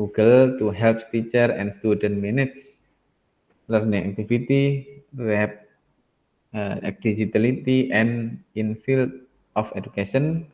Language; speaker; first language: English; non-native, learner; Indonesian